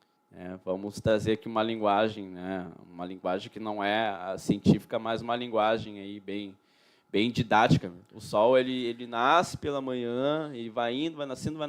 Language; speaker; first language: Portuguese; native; Portuguese